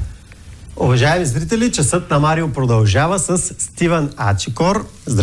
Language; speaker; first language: Bulgarian; native; Bulgarian